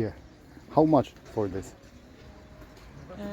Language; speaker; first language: English; non-native, learner; Polish